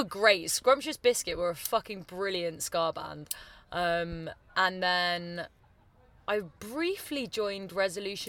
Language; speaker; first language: English; native; English